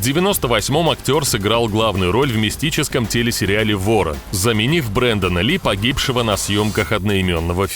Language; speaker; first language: Russian; native; Russian